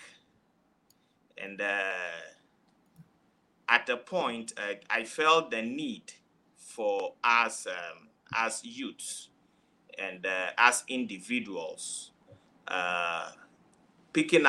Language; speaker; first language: English; non-native, local second language; Ewe